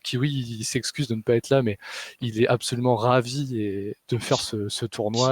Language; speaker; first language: French; native; French